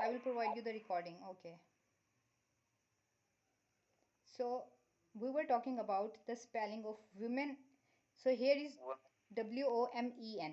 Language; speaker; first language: English; non-native, fluent; Urdu